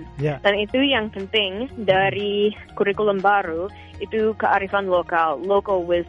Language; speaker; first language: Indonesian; non-native, fluent; English